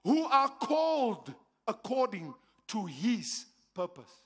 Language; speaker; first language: English; non-native, local second language; Afrikaans